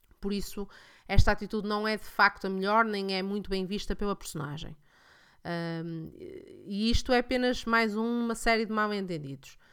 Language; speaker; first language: Portuguese; native; Portuguese